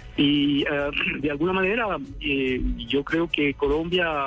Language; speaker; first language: Spanish; non-native, fluent; Swedish